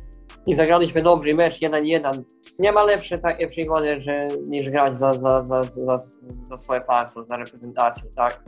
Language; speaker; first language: Polish; non-native, learner; Serbian